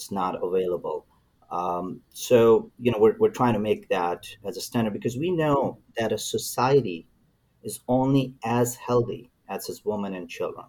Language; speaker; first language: English; non-native, local second language; Urdu